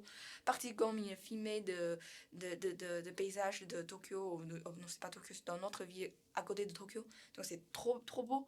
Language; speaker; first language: French; non-native, learner; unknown